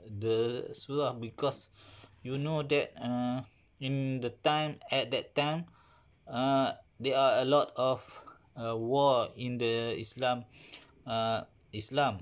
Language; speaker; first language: English; non-native, learner; Malay